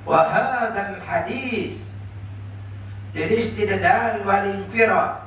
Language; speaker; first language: Arabic; non-native, fluent; Malay